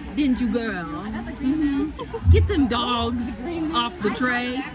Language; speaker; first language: English; native; English